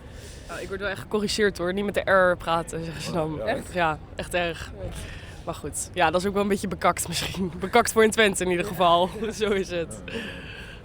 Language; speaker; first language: Dutch; native; Dutch